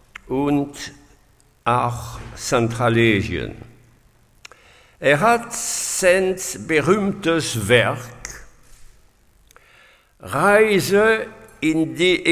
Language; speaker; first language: German; non-native, fluent; French